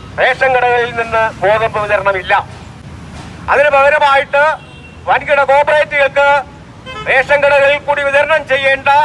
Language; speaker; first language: Malayalam; native; Malayalam